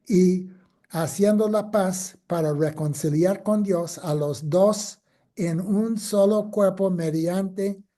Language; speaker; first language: Spanish; non-native, fluent; English